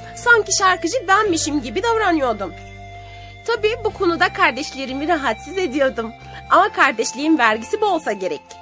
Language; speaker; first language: Turkish; non-native, fluent; Arabic